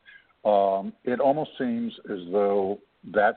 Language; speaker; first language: English; native; English